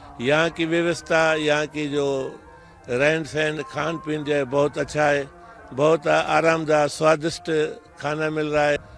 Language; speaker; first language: Urdu; non-native, local second language; Sindhi